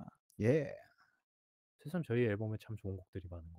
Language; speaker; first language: Korean; native; Korean